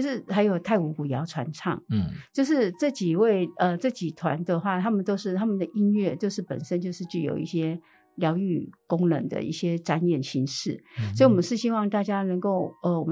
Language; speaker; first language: Chinese; native; Chinese